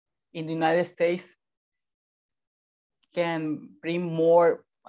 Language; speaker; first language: English; non-native, fluent; Spanish